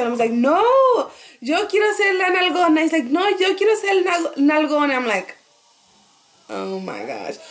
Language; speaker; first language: English; early bilingual, other home language; Spanish